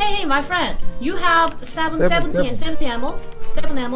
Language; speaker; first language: English; non-native, learner; Korean